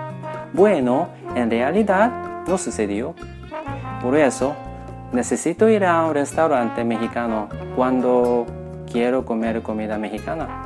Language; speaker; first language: Spanish; non-native, fluent; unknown